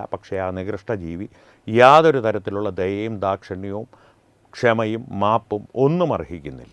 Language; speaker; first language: Malayalam; native; Malayalam